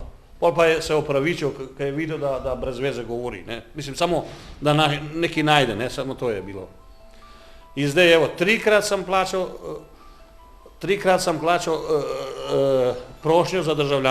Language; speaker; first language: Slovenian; non-native, learner; Croatian